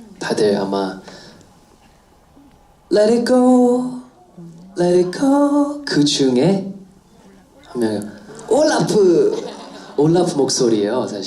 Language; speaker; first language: Korean; non-native, fluent; English